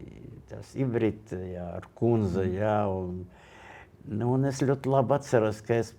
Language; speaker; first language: Latvian; non-native, local second language; Russian